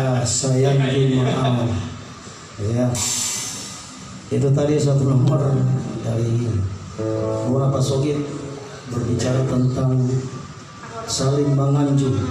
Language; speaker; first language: Indonesian; native; Indonesian